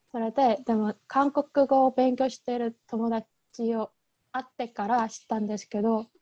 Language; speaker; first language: Japanese; non-native, fluent; Korean